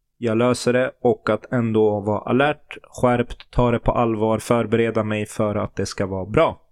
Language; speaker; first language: Swedish; early bilingual, other home language; Turoyo